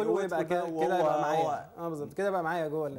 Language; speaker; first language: Arabic; native; Arabic